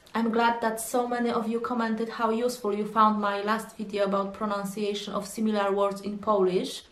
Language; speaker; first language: English; non-native, fluent; Polish